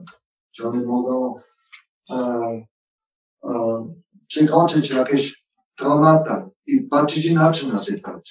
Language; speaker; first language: Polish; non-native, learner; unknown